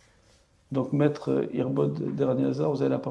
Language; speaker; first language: French; native; French